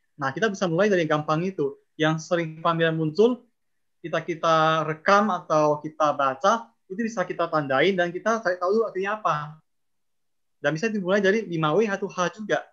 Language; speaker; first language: Indonesian; non-native, local second language; Chinese